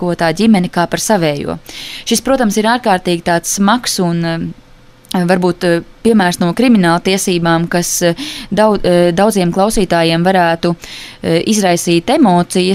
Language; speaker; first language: Latvian; native; Latvian